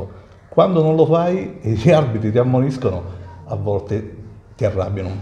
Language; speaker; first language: Italian; native; Italian